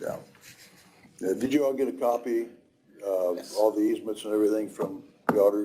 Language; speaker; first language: English; native; English